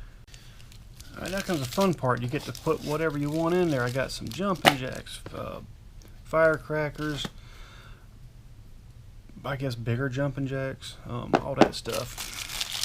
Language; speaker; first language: English; native; English